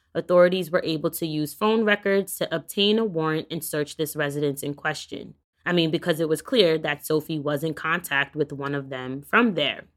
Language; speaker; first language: English; native; English